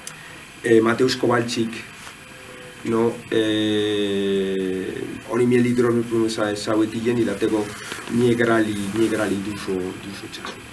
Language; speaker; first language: Polish; non-native, learner; Spanish